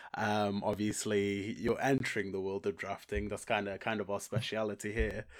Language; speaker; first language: English; native; English